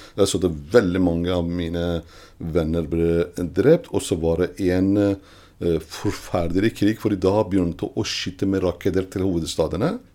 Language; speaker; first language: Norwegian; non-native, fluent; Persian